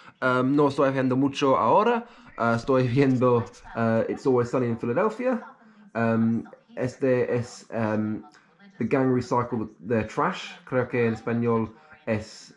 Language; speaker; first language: Spanish; non-native, learner; English